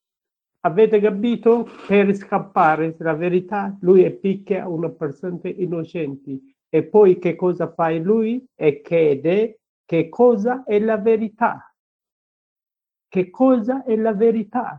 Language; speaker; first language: Italian; non-native, learner; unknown